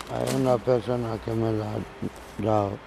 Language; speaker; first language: Spanish; non-native, learner; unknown